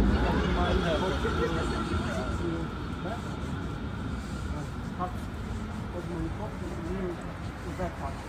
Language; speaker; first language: German; non-native, learner; Ukrainian